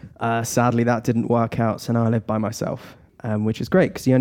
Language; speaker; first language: English; native; English